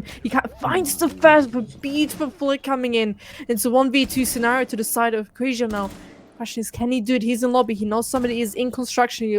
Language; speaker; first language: English; non-native, fluent; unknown